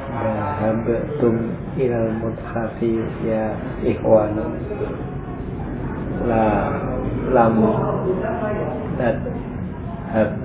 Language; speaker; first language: Arabic; non-native, learner; Indonesian